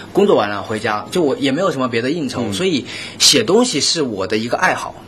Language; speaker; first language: Chinese; native; Chinese